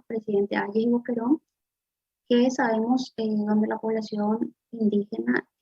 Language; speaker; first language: Spanish; native; Spanish